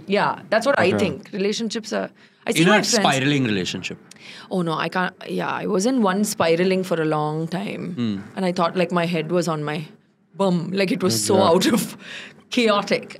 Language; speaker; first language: English; non-native, local second language; Tamil